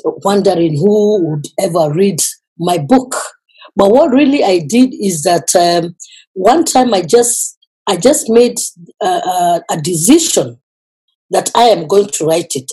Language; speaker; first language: English; non-native, local second language; Kikuyu